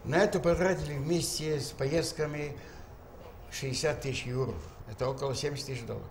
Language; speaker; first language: Russian; native; Russian